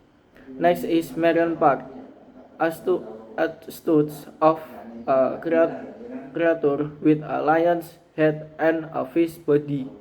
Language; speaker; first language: English; non-native, learner; Indonesian